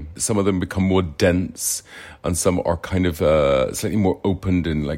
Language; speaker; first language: English; native; English